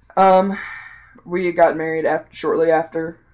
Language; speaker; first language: English; native; English